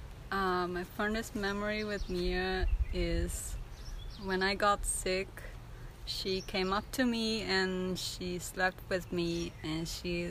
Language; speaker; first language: English; non-native, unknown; Japanese